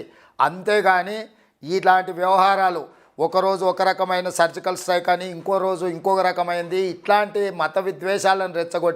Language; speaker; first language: Telugu; native; Telugu